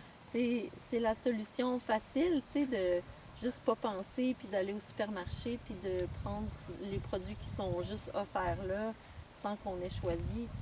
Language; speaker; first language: French; native; French